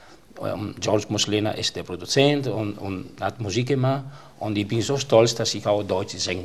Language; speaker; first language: German; non-native, fluent; Italian